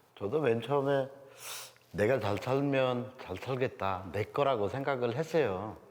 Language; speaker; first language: Korean; non-native, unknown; Bangla